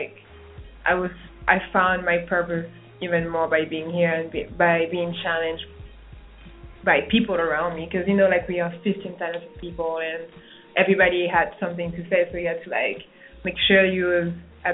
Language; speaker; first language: English; non-native, fluent; French